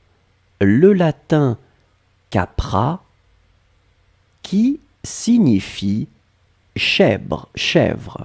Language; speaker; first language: French; native; French